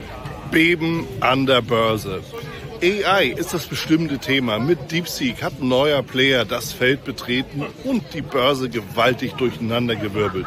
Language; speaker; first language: German; native; German